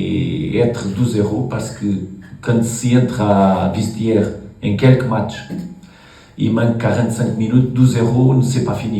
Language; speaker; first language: French; non-native, learner; Portuguese